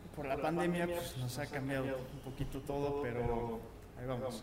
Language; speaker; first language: Spanish; native; Spanish